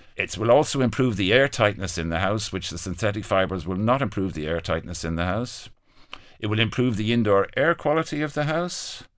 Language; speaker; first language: English; native; English